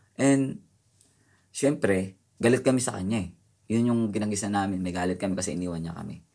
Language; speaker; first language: Filipino; native; Filipino